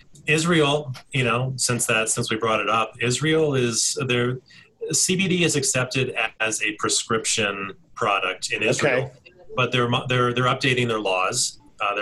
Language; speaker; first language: English; native; English